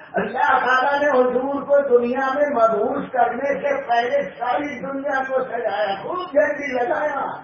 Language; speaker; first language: Urdu; native; Urdu